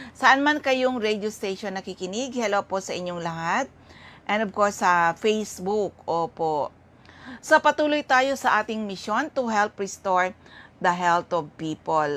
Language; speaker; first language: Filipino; non-native, local second language; Bikol